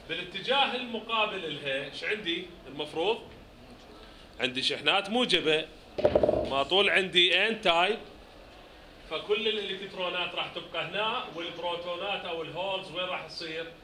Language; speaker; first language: Arabic; native; Arabic